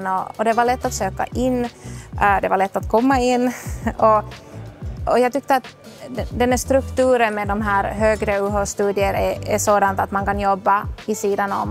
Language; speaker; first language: Swedish; non-native, local second language; Finnish